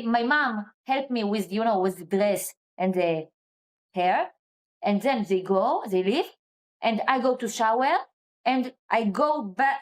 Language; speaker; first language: English; non-native, learner; Hebrew